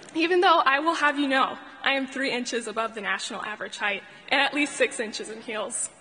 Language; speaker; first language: English; native; English